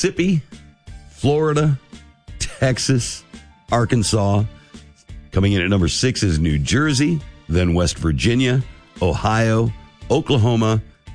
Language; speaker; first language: English; native; English